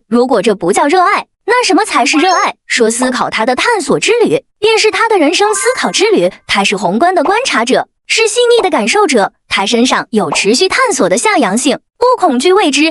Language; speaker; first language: Chinese; native; Chinese